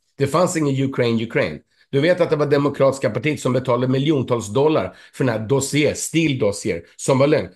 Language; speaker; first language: Swedish; native; Swedish